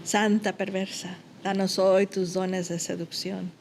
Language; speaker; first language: Spanish; early bilingual, heritage; Spanish